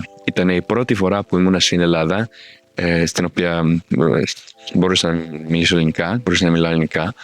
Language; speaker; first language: Greek; non-native, fluent; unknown